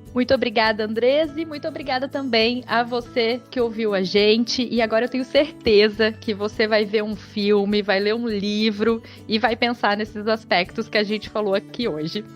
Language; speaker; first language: Portuguese; native; Portuguese